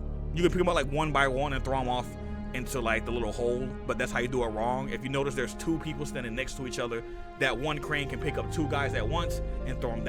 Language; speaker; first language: English; native; English